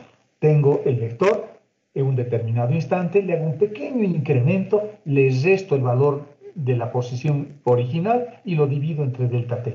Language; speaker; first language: Spanish; native; Spanish